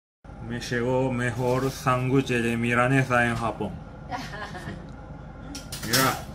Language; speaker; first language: Spanish; non-native, learner; Japanese